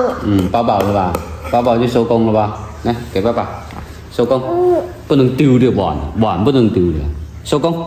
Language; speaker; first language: Chinese; native; Chinese